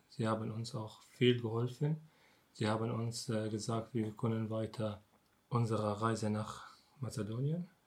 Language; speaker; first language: German; non-native, learner; Arabic